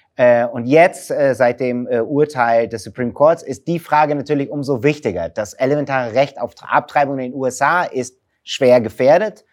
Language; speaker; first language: German; non-native, fluent; English